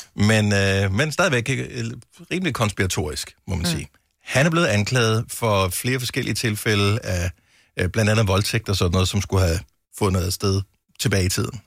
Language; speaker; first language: Danish; native; Danish